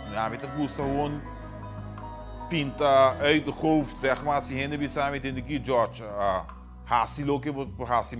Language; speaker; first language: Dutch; non-native, local second language; Papiamento